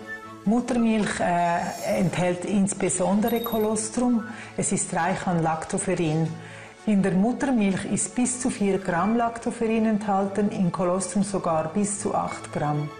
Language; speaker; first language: German; native; German